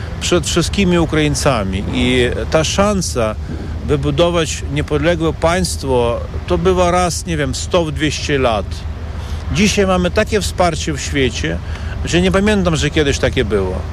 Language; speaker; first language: Polish; non-native, learner; Ukrainian